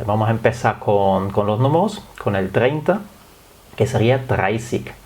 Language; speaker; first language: Spanish; non-native, fluent; German